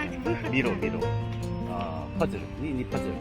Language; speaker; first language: Russian; non-native, learner; Korean